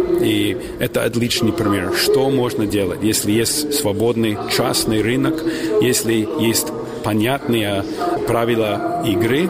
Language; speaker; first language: Russian; non-native, fluent; English